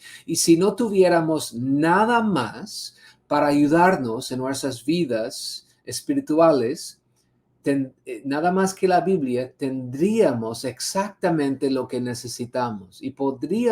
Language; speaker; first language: Spanish; non-native, fluent; English